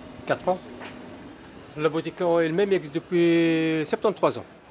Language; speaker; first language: French; non-native, local second language; Berber languages